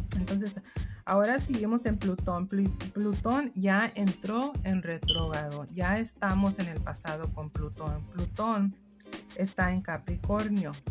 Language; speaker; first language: Spanish; non-native, fluent; English